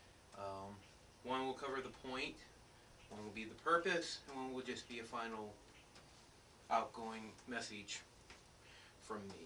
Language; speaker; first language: English; native; English